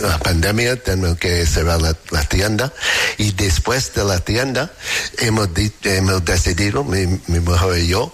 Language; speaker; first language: Spanish; non-native, learner; English